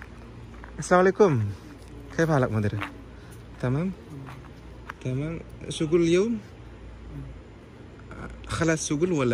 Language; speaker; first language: Arabic; non-native, learner; Indonesian